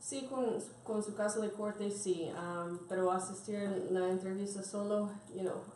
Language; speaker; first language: Spanish; non-native, fluent; English